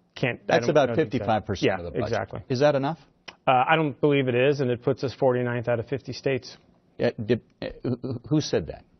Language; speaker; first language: English; native; English